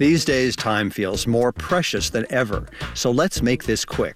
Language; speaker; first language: English; native; English